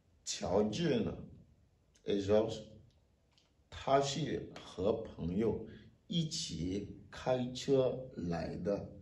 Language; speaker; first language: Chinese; non-native, fluent; French